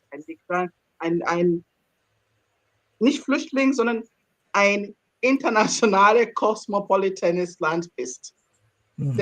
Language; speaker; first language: German; non-native, fluent; Ganda